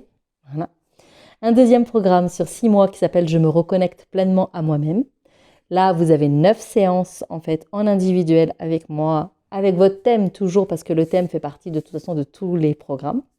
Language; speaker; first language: French; native; French